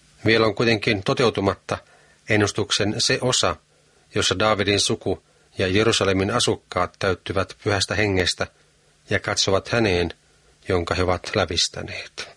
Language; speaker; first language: Finnish; native; Finnish